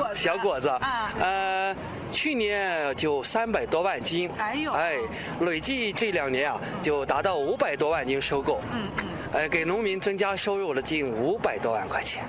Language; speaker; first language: Chinese; native; Chinese